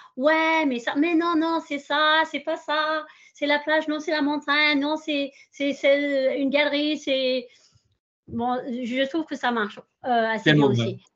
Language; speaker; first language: French; non-native, fluent; English